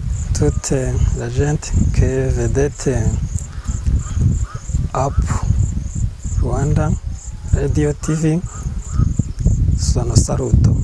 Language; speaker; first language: Italian; non-native, learner; Kinyarwanda